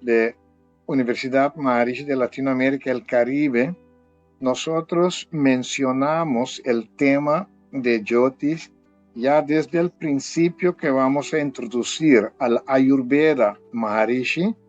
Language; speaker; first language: Spanish; non-native, fluent; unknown